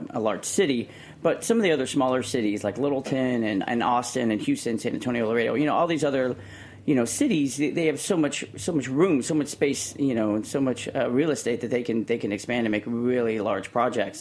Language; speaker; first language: English; native; English